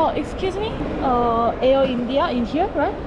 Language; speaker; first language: English; non-native, learner; Korean